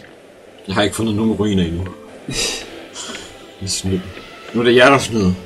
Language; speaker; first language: Danish; native; Danish